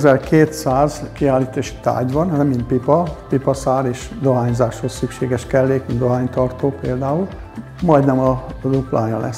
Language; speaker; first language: Hungarian; native; Hungarian